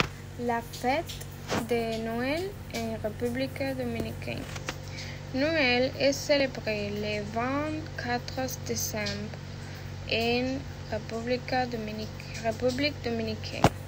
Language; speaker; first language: French; non-native, learner; Spanish